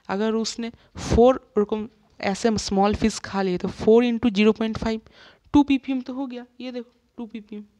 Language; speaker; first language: Hindi; non-native, local second language; Bangla